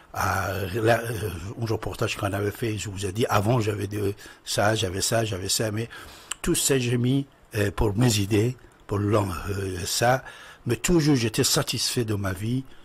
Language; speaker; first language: French; non-native, fluent; Persian